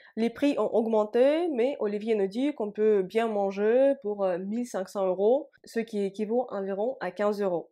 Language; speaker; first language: French; non-native, fluent; Russian